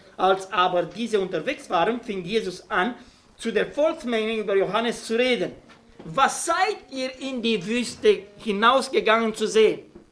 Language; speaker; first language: German; non-native, fluent; Romanian